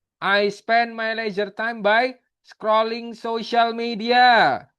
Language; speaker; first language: English; non-native, fluent; Indonesian